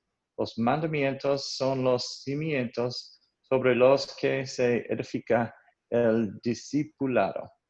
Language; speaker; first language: Spanish; non-native, learner; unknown